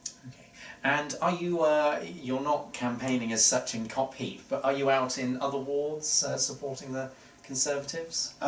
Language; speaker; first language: English; native; English